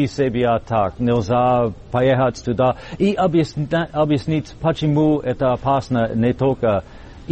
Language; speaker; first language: Russian; non-native, fluent; English